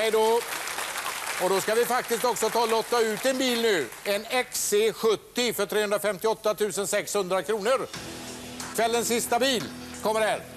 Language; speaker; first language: Swedish; native; Swedish